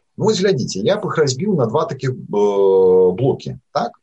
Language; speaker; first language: Russian; non-native, local second language; Belarusian